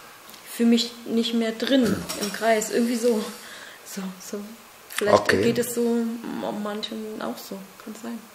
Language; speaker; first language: German; native; German